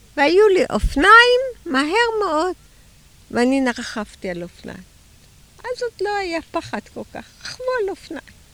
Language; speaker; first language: Hebrew; early bilingual, other home language; German